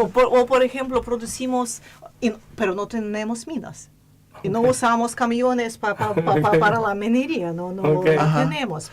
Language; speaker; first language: Spanish; non-native, fluent; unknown